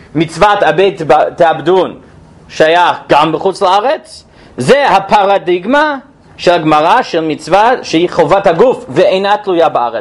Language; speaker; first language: Hebrew; non-native, fluent; English